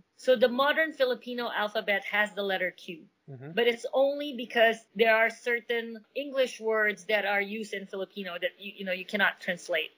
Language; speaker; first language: English; non-native, local second language; Min Nan Chinese